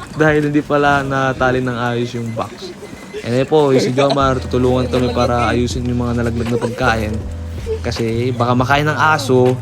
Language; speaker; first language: Filipino; early bilingual, heritage; Filipino